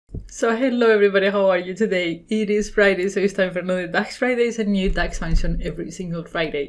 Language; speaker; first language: English; non-native, fluent; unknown